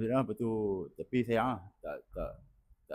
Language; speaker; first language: Malay; native; Malay